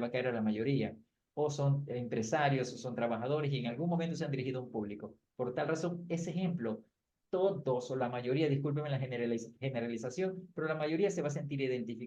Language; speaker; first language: Spanish; native; Spanish